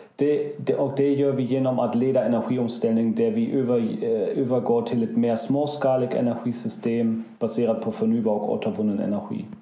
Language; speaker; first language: Swedish; non-native, fluent; German